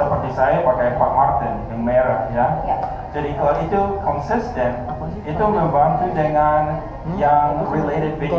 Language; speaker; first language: Indonesian; non-native, fluent; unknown